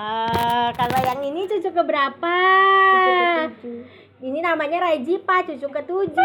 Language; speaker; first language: Indonesian; native; Indonesian